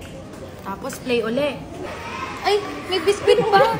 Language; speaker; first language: Filipino; native; Filipino